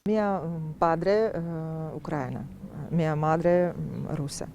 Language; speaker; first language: Italian; non-native, learner; Russian